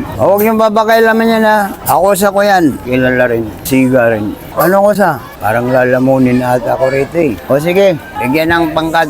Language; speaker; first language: Filipino; non-native, local second language; Waray